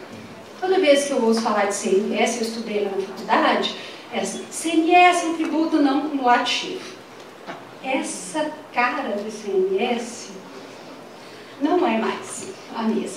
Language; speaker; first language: Portuguese; native; Portuguese